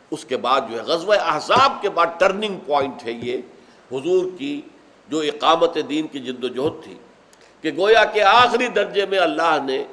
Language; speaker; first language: Urdu; native; Urdu